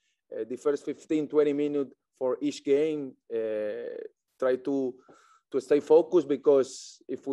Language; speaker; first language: English; non-native, learner; Spanish